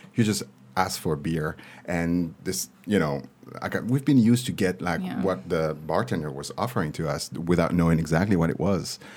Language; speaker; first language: English; non-native, fluent; French